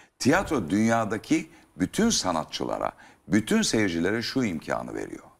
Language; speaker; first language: Turkish; native; Turkish